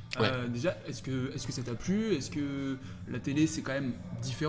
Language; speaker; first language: French; native; French